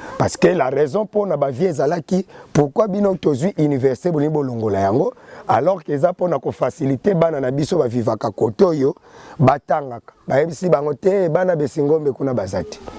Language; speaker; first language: Lingala; non-native, local second language; Kongo